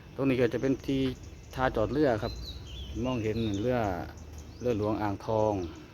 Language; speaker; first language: Thai; native; Thai